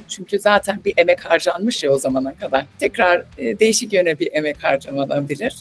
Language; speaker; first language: Turkish; early bilingual, heritage; Turkish